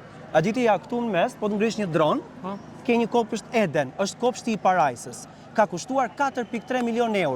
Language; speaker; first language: Albanian; native; Albanian